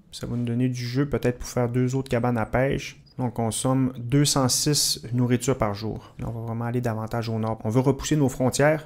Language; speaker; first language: French; native; French